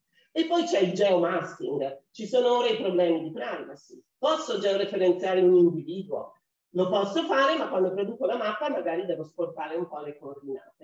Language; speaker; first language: Italian; native; Italian